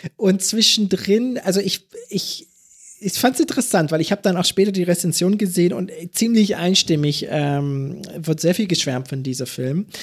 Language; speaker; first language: German; early bilingual, other home language; English